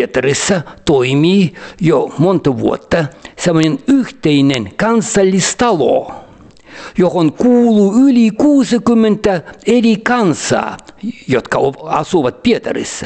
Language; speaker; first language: Finnish; early bilingual, heritage; Finnish